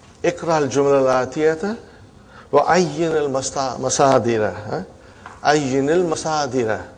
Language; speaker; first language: Arabic; non-native, fluent; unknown